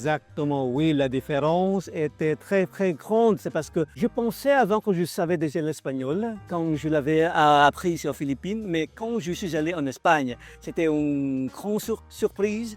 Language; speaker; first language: French; non-native, fluent; Filipino